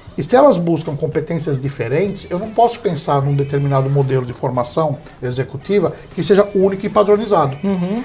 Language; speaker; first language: Portuguese; early bilingual, heritage; English